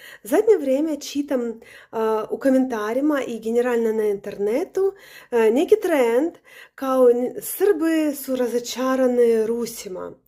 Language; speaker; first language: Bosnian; non-native, learner; Russian